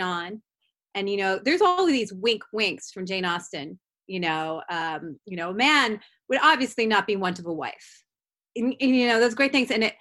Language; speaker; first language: English; native; English